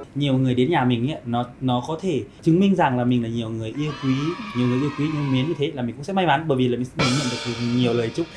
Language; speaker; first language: Vietnamese; non-native, fluent; Lao